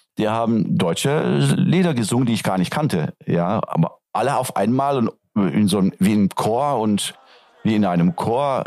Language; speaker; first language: German; non-native, fluent; Turkish